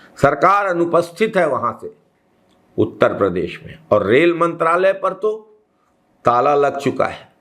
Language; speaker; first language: Hindi; native; Hindi